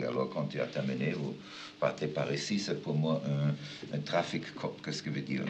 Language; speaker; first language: French; non-native, fluent; German